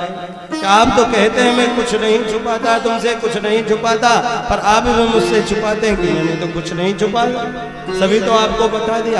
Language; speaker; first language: Hindi; native; Hindi